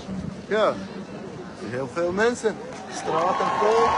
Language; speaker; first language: Dutch; non-native, fluent; Azerbaijani